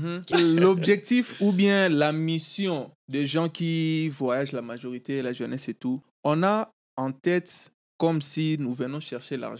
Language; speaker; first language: French; non-native, local second language; Lingala